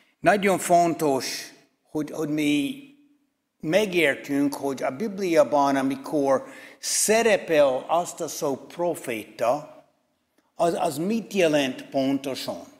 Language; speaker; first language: Hungarian; non-native, fluent; English